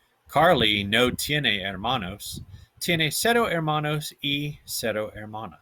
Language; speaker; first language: Spanish; non-native, fluent; English